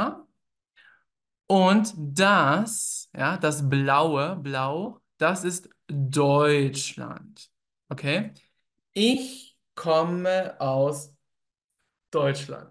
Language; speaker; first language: German; native; German